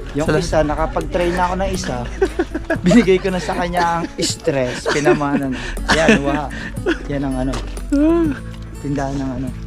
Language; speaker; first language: Filipino; native; Filipino